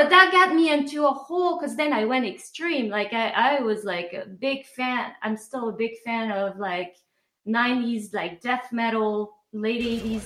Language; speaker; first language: English; non-native, fluent; French